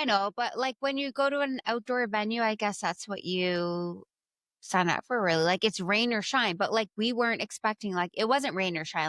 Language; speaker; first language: English; native; English